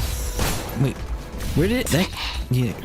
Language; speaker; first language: English; non-native, local second language; Cantonese